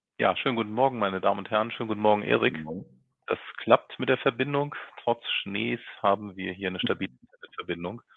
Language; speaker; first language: German; native; German